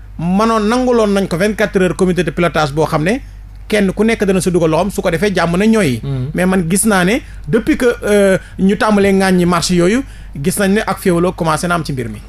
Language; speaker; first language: Wolof; native; Wolof